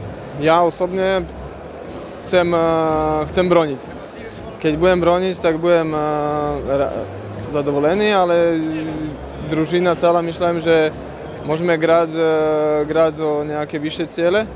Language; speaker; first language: Polish; non-native, learner; Slovak